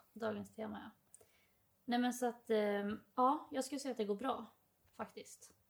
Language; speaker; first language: Swedish; native; Swedish